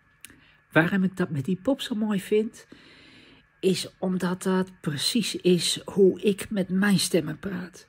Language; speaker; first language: Dutch; native; Dutch